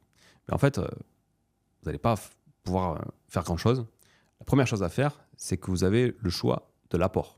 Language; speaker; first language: French; native; French